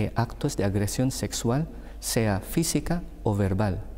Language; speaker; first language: Spanish; non-native, fluent; Filipino